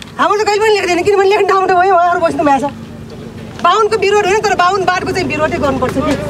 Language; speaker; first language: Nepali; non-native, local second language; Newari